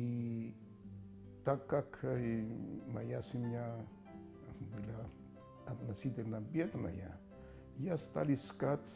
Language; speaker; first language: Russian; non-native, fluent; Greek